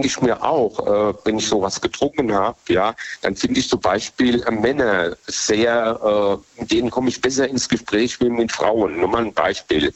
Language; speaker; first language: German; native; German